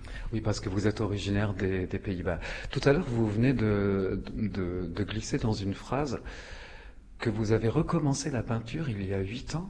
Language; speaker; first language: French; native; French